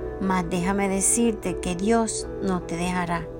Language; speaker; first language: Spanish; native; Spanish